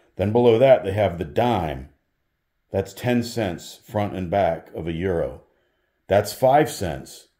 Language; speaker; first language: English; native; English